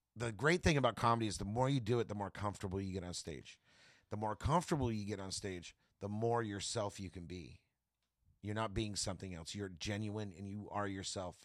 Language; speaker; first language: English; native; English